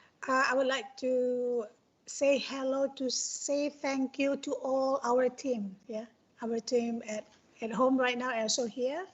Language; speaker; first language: English; non-native, fluent; Indonesian